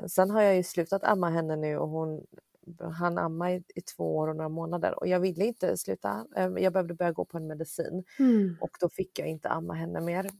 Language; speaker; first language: Swedish; early bilingual, other home language; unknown